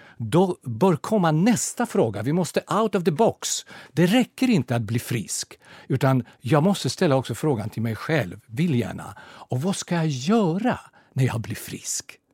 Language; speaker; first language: Swedish; non-native, fluent; Russian